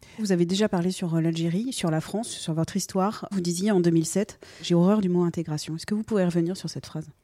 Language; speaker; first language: French; native; French